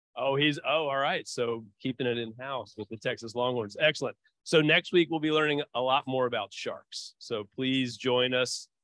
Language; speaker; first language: English; early bilingual, other home language; Portuguese